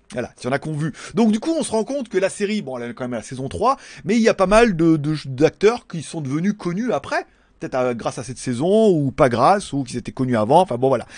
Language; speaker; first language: French; native; French